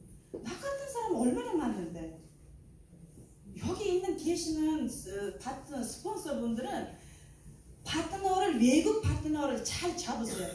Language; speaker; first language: Korean; non-native, learner; Uzbek